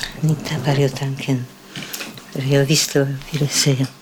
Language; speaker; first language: Swedish; non-native, fluent; Polish